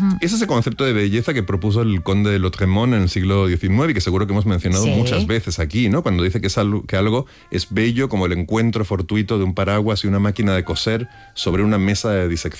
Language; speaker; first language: Spanish; native; Spanish